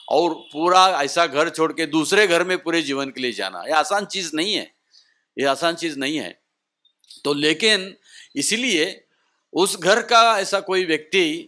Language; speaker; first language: Hindi; non-native, local second language; Marathi